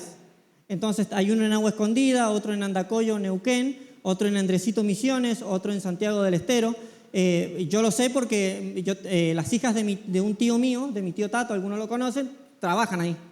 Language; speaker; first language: Spanish; native; Spanish